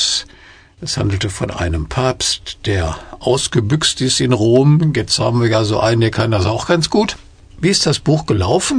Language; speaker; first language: German; native; German